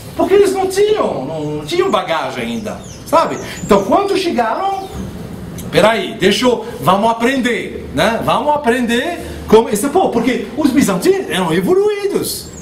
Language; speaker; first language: Portuguese; non-native, fluent; Arabic